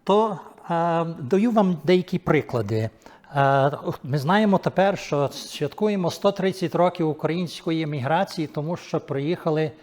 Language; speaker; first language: Ukrainian; early bilingual, heritage; Ukrainian